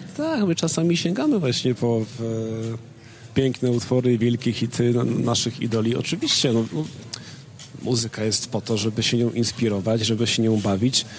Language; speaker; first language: Polish; native; Polish